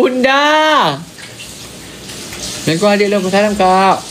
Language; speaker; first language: Malay; native; Malay